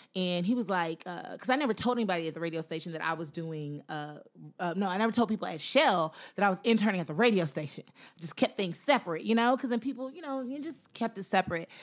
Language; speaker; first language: English; native; English